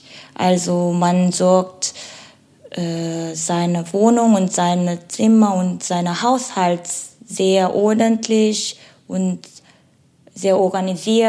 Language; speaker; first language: German; non-native, learner; Korean